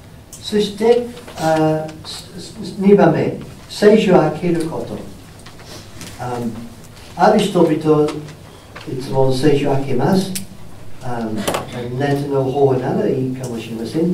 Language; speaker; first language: Japanese; non-native, fluent; English